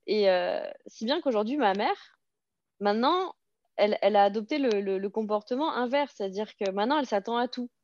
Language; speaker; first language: French; early bilingual, other home language; Serbian